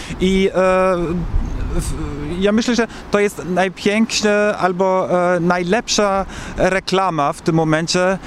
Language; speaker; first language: Polish; non-native, learner; German